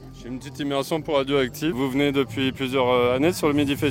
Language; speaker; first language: French; native; French